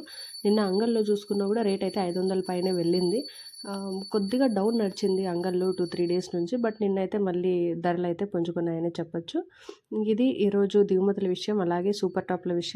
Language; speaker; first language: Telugu; native; Telugu